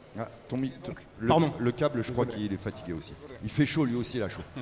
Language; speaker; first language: French; native; French